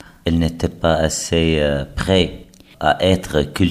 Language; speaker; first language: French; non-native, fluent; Arabic